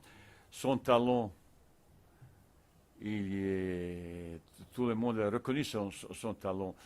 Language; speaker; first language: French; non-native, fluent; Bosnian